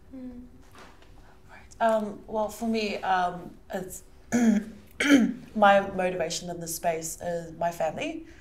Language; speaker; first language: English; early bilingual, other home language; Samoan